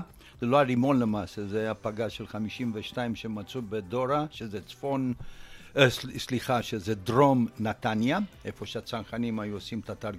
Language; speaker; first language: Hebrew; non-native, fluent; Romanian